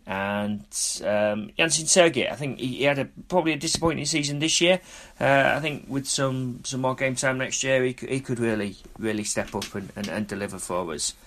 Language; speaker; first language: English; native; English